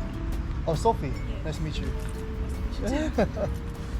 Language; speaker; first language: English; non-native, learner; Korean